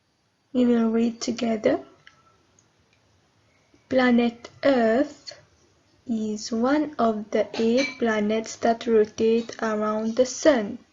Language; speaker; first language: English; non-native, local second language; Morisyen